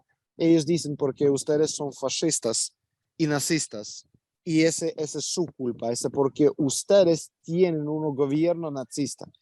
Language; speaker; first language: Spanish; non-native, fluent; Ukrainian